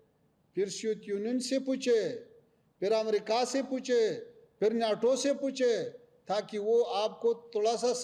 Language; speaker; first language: Hindi; non-native, fluent; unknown